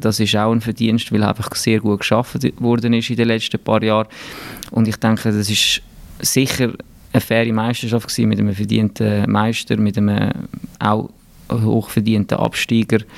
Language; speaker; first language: German; native; German